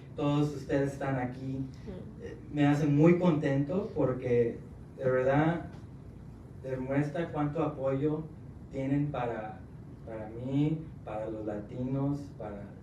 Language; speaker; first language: Spanish; early bilingual, heritage; Spanish